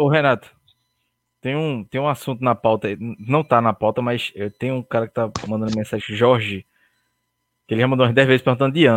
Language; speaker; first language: Portuguese; native; Portuguese